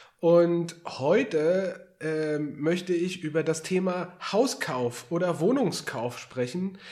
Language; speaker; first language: German; native; German